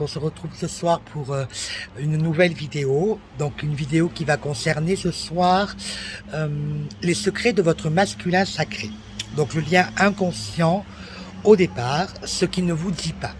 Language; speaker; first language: French; native; French